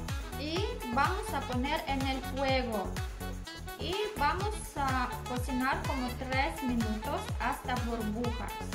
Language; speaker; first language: Spanish; non-native, learner; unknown